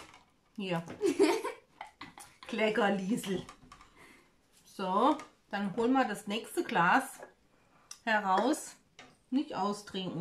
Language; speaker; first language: German; native; German